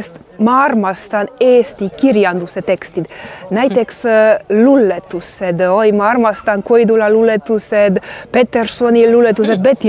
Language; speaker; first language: Estonian; non-native, learner; Croatian